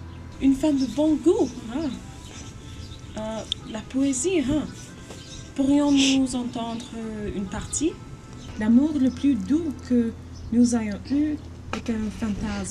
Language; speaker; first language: French; non-native, learner; English